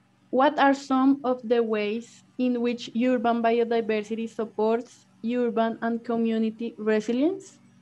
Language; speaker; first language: English; non-native, fluent; Spanish